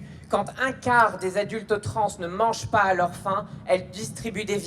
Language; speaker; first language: French; native; French